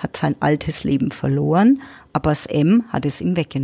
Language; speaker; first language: German; native; German